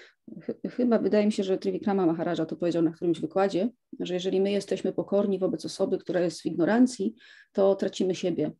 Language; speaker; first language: Polish; native; Polish